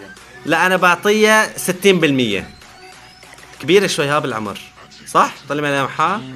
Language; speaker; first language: Arabic; native; Arabic